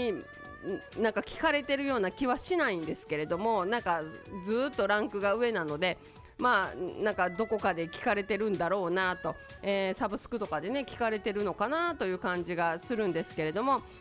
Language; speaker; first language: Japanese; native; Japanese